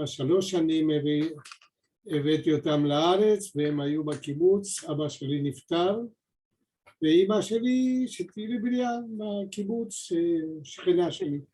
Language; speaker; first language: Hebrew; non-native, fluent; Spanish